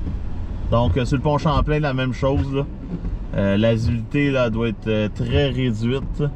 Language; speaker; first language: French; native; French